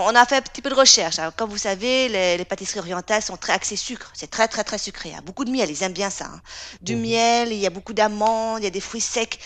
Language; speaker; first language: French; native; French